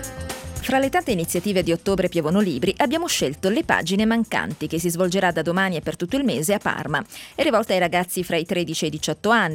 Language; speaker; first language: Italian; native; Italian